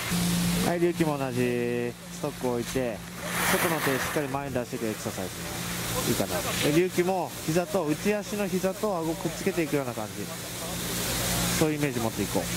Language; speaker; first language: Japanese; native; Japanese